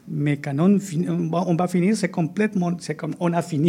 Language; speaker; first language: French; non-native, fluent; Spanish